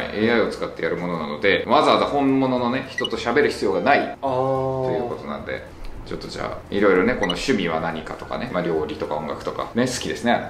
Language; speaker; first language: Japanese; native; Japanese